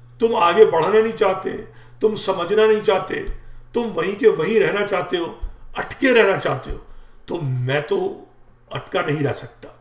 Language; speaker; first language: Urdu; native; Urdu